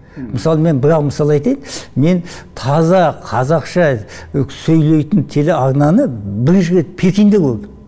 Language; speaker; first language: Kazakh; native; Kazakh